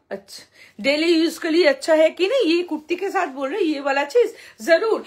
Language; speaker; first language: Hindi; non-native, local second language; Bangla